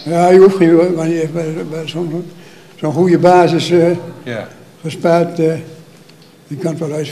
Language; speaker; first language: Dutch; native; Dutch